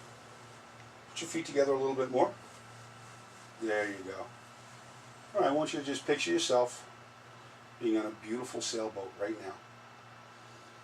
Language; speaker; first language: English; native; English